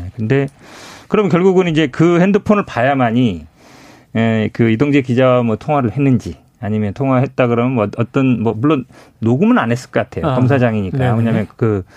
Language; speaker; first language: Korean; native; Korean